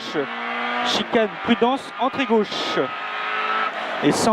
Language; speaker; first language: French; native; French